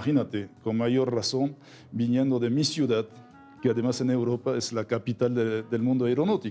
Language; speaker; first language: Spanish; non-native, fluent; French